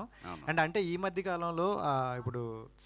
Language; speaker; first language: Telugu; native; Telugu